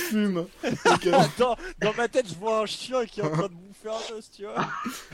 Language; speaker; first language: French; native; French